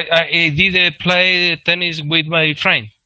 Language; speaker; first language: English; non-native, learner; Spanish